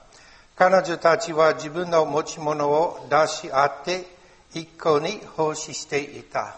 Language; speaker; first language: Japanese; non-native, learner; English